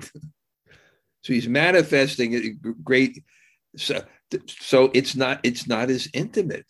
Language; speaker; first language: English; native; English